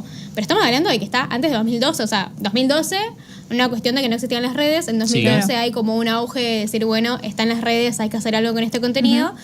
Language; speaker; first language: Spanish; native; Spanish